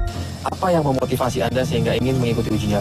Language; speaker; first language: Indonesian; native; Indonesian